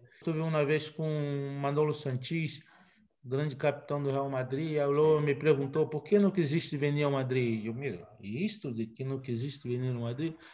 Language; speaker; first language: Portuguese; native; Portuguese